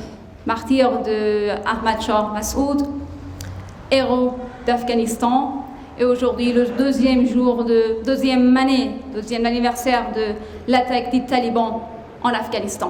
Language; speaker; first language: French; non-native, fluent; Persian